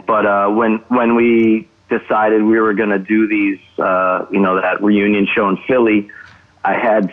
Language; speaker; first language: English; native; English